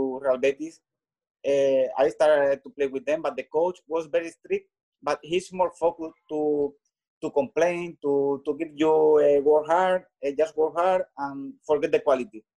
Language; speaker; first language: English; non-native, learner; Spanish